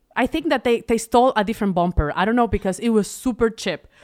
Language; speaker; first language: English; non-native, fluent; Spanish